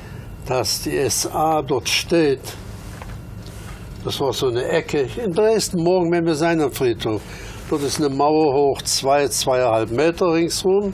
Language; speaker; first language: German; early bilingual, other home language; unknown